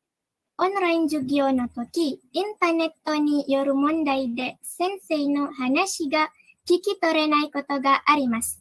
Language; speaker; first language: Japanese; non-native, learner; Malay